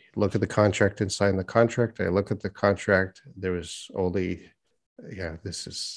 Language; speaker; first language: English; native; English